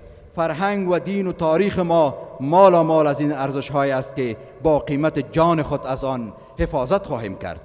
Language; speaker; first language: Persian; native; Persian